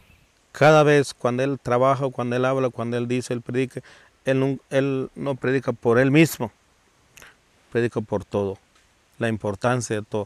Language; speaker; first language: Spanish; non-native, local second language; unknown